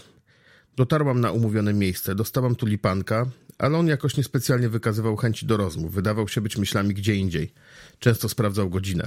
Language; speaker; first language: Polish; native; Polish